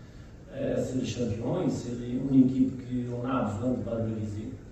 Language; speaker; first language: French; non-native, learner; Portuguese